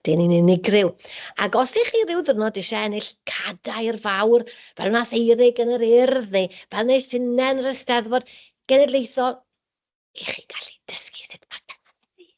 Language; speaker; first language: Welsh; native; Welsh